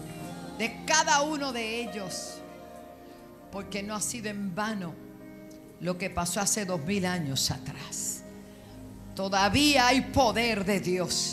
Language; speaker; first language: Spanish; native; Spanish